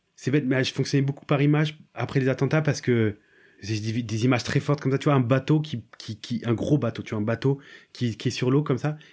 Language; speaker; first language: French; native; French